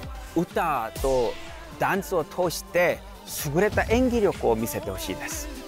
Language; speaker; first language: Japanese; non-native, learner; Korean